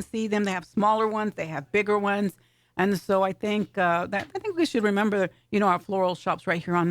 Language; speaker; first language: English; native; English